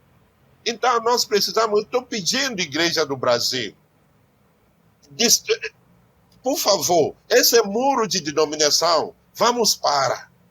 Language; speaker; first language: Portuguese; non-native, learner; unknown